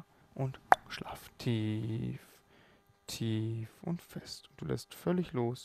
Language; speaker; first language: German; native; German